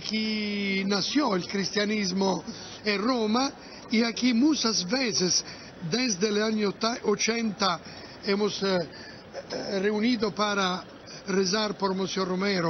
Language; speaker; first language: Spanish; non-native, fluent; Italian